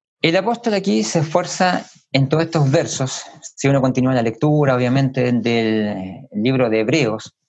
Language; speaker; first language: Spanish; native; Spanish